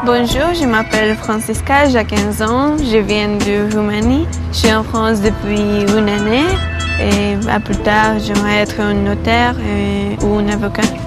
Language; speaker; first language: French; non-native, learner; Romanian